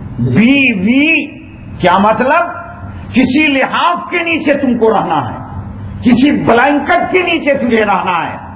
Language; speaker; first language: Urdu; native; Urdu